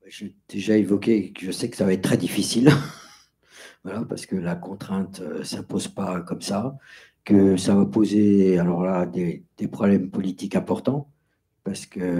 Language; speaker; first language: French; native; French